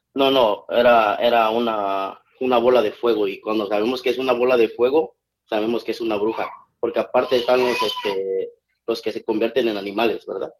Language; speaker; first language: Spanish; native; Spanish